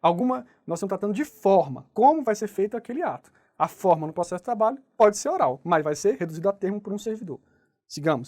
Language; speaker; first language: Portuguese; native; Portuguese